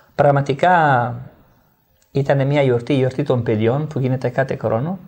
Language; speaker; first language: Greek; non-native, fluent; Italian